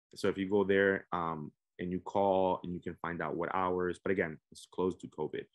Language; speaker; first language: English; native; English